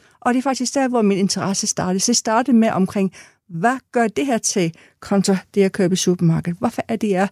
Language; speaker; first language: Danish; non-native, fluent; English